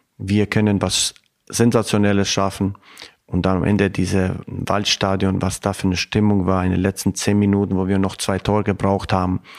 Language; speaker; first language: German; non-native, fluent; Albanian